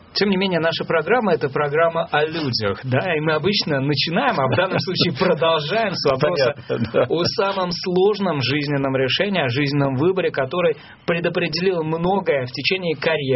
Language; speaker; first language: Russian; native; Russian